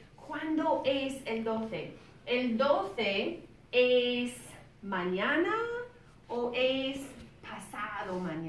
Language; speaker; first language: Spanish; non-native, fluent; English